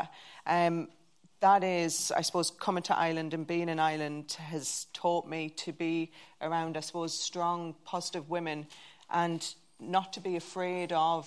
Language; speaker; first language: English; native; English